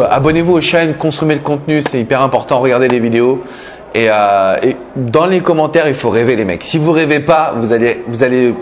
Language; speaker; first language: French; native; French